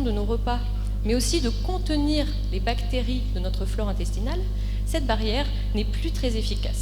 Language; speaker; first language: French; native; French